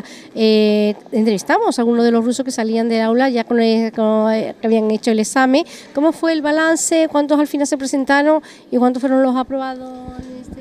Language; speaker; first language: Spanish; native; Spanish